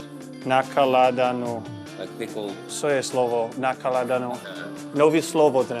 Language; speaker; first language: Czech; non-native, learner; English